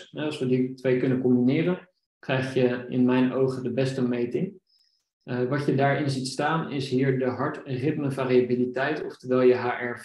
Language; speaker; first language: Dutch; native; Dutch